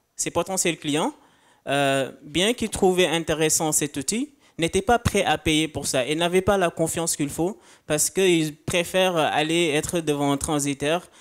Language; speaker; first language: French; non-native, local second language; Wolof